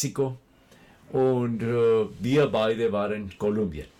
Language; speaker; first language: German; non-native, fluent; Spanish